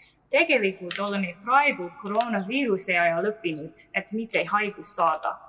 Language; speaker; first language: Estonian; non-native, fluent; English